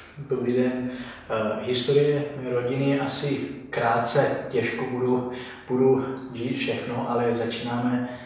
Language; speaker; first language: Czech; non-native, fluent; Italian